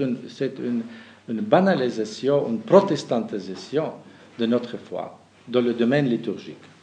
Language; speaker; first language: French; non-native, fluent; German